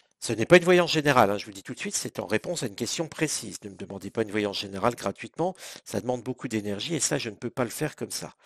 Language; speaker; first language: French; native; French